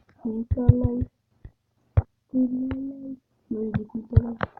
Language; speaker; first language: French; native; French